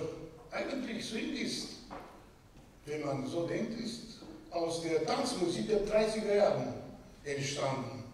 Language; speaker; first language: German; non-native, fluent; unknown